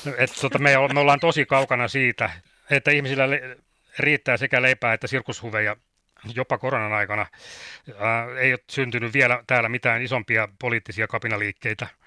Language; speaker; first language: Finnish; native; Finnish